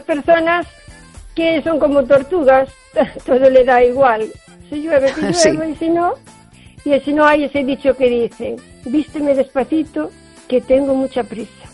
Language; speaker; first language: Spanish; native; Spanish